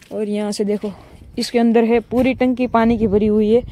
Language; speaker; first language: Hindi; non-native, local second language; Gujarati